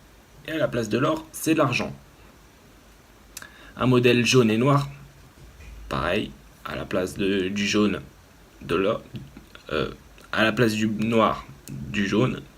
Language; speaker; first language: French; native; French